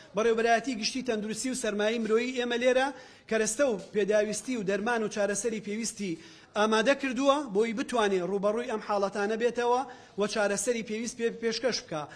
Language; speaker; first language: Central Kurdish; native; Central Kurdish